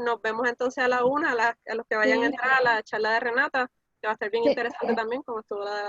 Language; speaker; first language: Spanish; native; Spanish